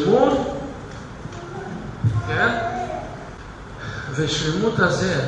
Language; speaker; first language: Hebrew; non-native, fluent; Russian